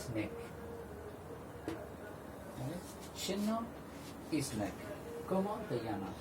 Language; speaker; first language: Spanish; non-native, fluent; Arabic